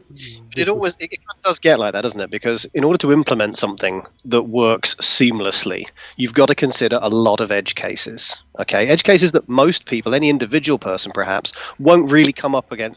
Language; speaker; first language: English; native; English